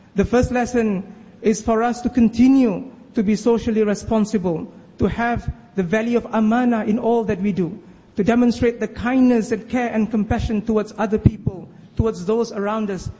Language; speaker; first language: English; non-native, local second language; Malay